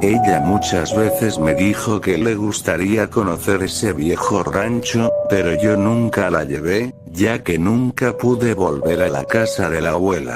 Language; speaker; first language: Spanish; native; Spanish